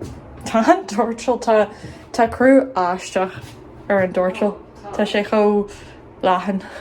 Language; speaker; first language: Irish; non-native, local second language; English